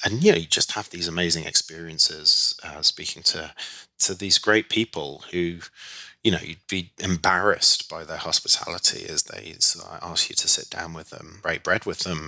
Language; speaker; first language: English; native; English